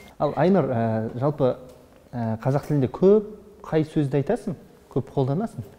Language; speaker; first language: Kazakh; native; Kazakh